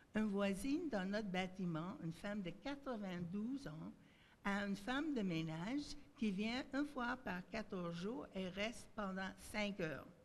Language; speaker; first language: French; native; French